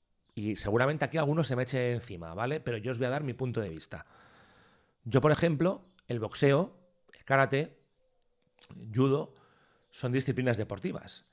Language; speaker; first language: Spanish; native; Spanish